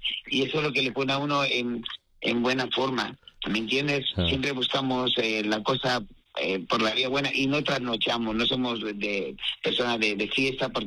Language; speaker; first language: Spanish; native; Spanish